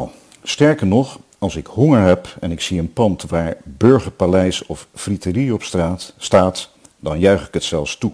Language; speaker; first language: Dutch; native; Dutch